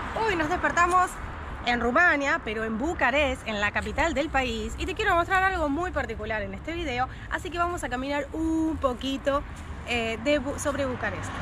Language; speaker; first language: Spanish; native; Spanish